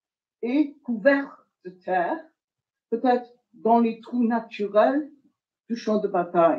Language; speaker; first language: French; non-native, fluent; English